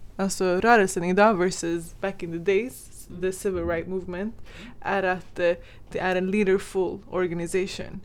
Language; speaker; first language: Swedish; early bilingual, other home language; Persian